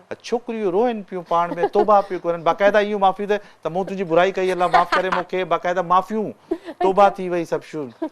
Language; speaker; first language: Sindhi; native; Sindhi